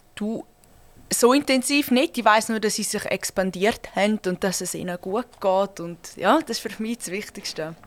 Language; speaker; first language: German; native; German